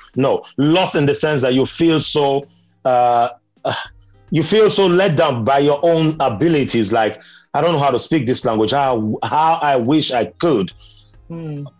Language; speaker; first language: English; non-native, local second language; Nigerian Pidgin